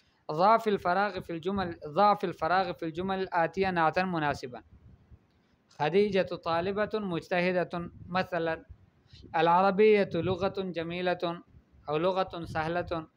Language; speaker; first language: Arabic; non-native, fluent; Urdu